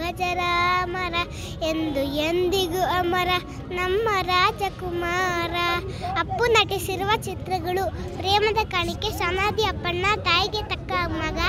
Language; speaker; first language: Kannada; native; Kannada